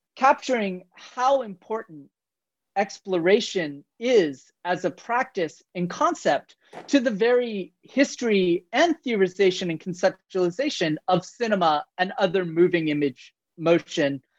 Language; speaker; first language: English; native; English